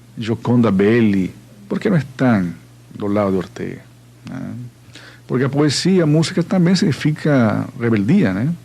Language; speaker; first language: Portuguese; non-native, fluent; Spanish